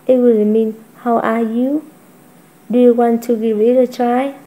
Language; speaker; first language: English; non-native, fluent; Vietnamese